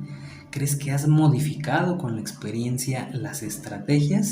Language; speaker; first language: Spanish; native; Spanish